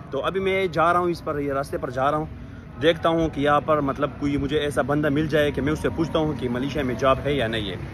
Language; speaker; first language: Urdu; non-native, local second language; Pashto